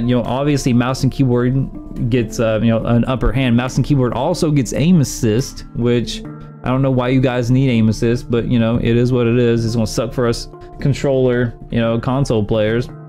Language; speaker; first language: English; native; English